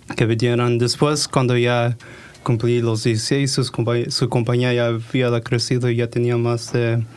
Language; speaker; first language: Spanish; early bilingual, heritage; Spanish